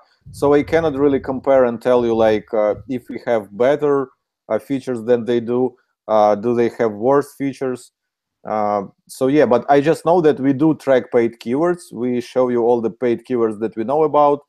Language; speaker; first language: English; non-native, fluent; Ukrainian